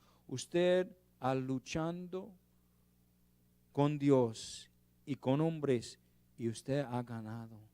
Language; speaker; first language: Spanish; non-native, learner; English